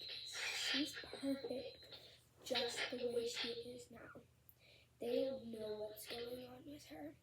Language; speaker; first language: English; native; English